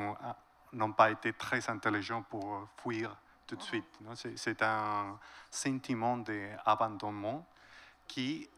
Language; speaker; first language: French; non-native, fluent; Spanish